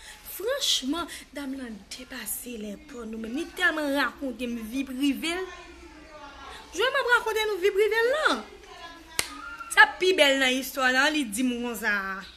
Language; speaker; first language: French; non-native, learner; Haitian Creole